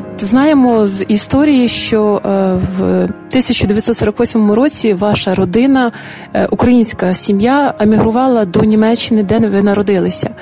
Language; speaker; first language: Ukrainian; native; Ukrainian